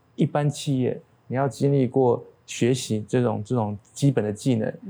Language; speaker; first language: Chinese; native; Chinese